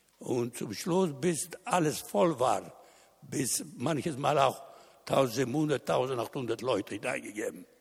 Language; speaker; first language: German; non-native, learner; Italian